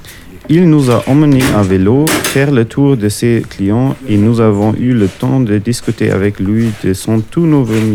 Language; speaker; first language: French; non-native, learner; German